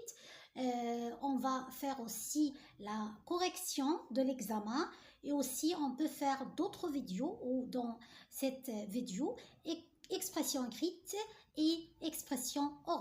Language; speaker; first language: French; non-native, fluent; Arabic